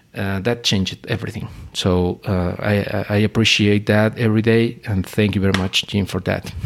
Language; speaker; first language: English; non-native, fluent; Spanish